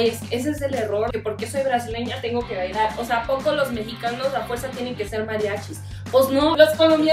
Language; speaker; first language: Spanish; early bilingual, other home language; Portuguese